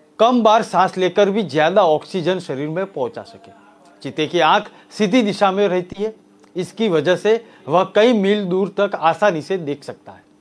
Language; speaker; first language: Hindi; non-native, local second language; Gujarati